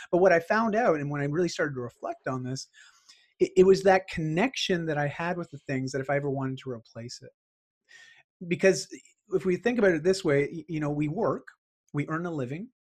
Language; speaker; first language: English; native; English